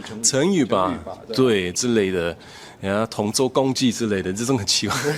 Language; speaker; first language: Chinese; non-native, fluent; German